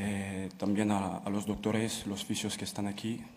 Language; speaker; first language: Spanish; non-native, fluent; French